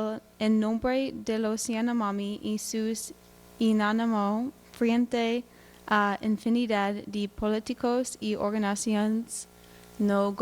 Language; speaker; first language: Spanish; non-native, learner; English